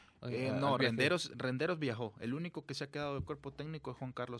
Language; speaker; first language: Spanish; native; Spanish